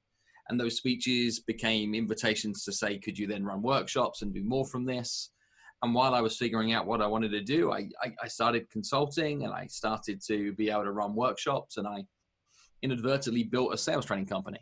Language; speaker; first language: English; native; English